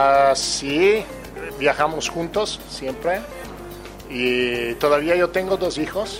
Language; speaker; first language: Portuguese; non-native, learner; Italian